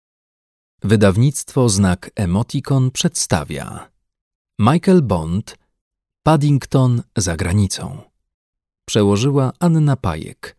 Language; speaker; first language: Polish; native; Polish